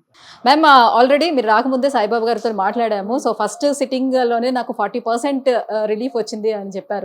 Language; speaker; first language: Telugu; native; Telugu